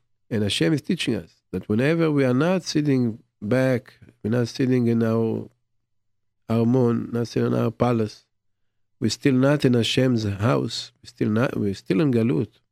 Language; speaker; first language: English; non-native, fluent; Hebrew